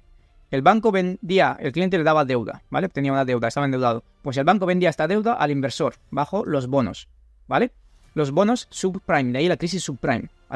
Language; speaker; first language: Spanish; native; Spanish